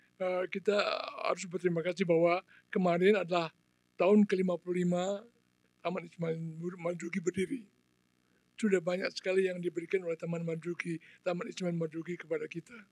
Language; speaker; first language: Indonesian; non-native, local second language; Balinese